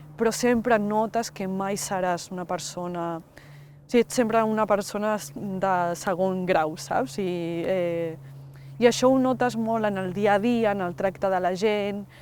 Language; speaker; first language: Catalan; early bilingual, other home language; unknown